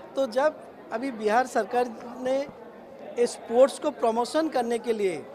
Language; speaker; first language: Hindi; non-native, local second language; Odia